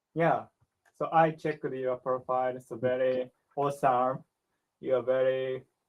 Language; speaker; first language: English; non-native, learner; Japanese